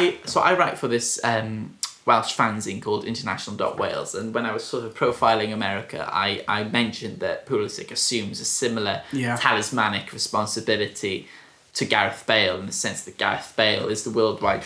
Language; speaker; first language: English; native; English